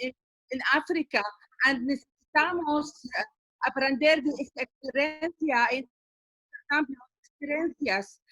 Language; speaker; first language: Spanish; non-native, learner; Arabic